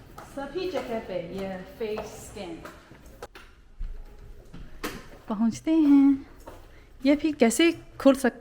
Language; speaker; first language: Hindi; non-native, fluent; Chinese